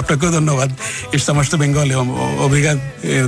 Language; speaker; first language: Portuguese; non-native, learner; Bangla